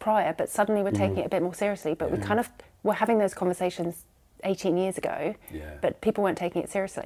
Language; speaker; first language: English; native; English